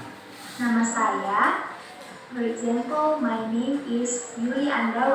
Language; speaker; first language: English; non-native, fluent; Indonesian